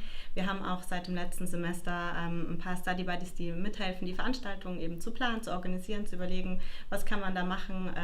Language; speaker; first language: German; native; German